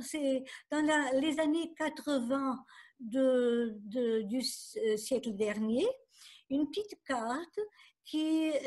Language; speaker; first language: French; non-native, fluent; Portuguese